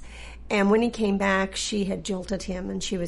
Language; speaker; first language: English; native; English